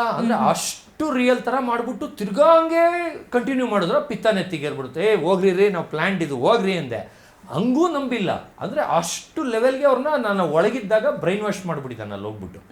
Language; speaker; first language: Kannada; native; Kannada